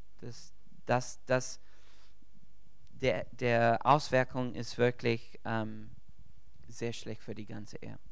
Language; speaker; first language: German; non-native, learner; English